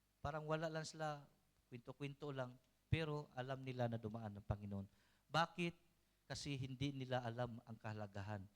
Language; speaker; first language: Filipino; non-native, local second language; Cebuano